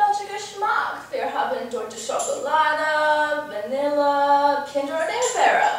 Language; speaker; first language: German; non-native, learner; English